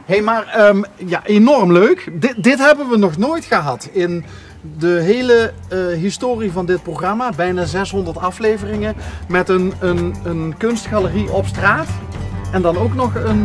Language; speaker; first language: Dutch; native; Dutch